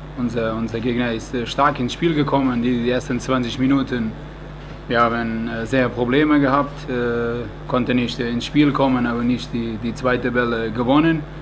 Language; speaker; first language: German; non-native, fluent; Portuguese